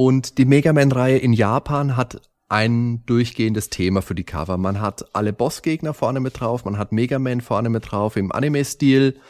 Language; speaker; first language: German; native; German